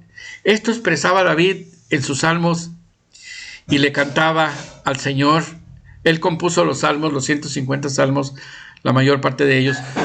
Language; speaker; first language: Spanish; native; Spanish